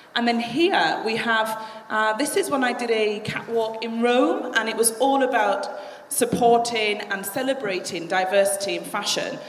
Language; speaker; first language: English; native; English